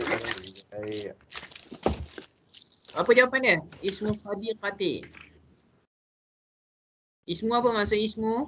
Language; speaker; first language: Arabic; non-native, fluent; Malay